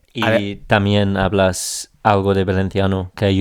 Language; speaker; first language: Spanish; non-native, fluent; English